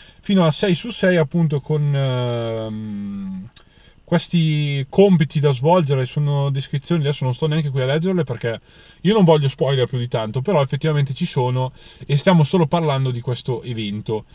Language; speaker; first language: Italian; native; Italian